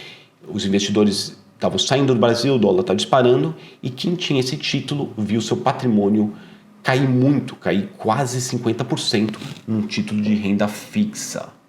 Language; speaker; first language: Portuguese; native; Portuguese